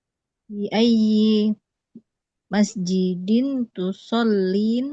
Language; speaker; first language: Arabic; non-native, learner; Indonesian